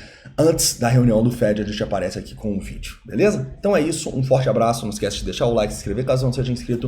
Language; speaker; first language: Portuguese; native; Portuguese